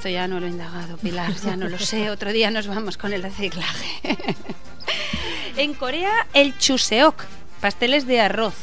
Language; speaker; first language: Spanish; native; Spanish